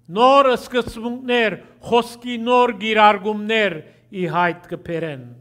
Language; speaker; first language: Armenian; early bilingual, heritage; Armenian